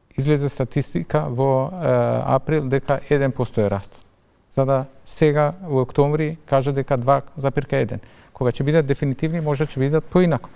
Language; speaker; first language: Macedonian; non-native, local second language; Albanian